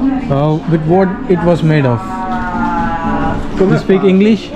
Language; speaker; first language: English; non-native, local second language; Telugu